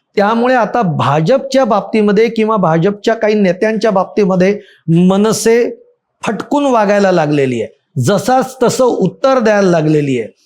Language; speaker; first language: Marathi; native; Marathi